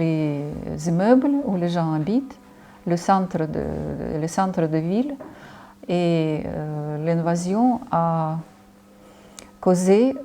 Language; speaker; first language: French; non-native, fluent; Ukrainian